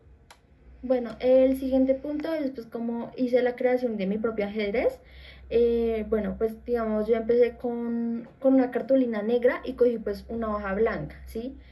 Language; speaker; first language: Spanish; native; Spanish